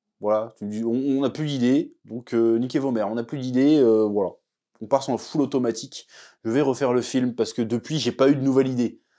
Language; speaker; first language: French; native; French